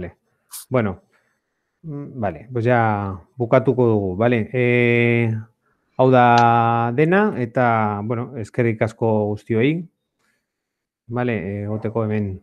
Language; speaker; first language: Basque; non-native, local second language; Spanish